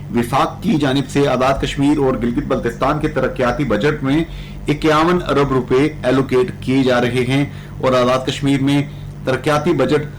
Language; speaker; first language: Urdu; non-native, local second language; Punjabi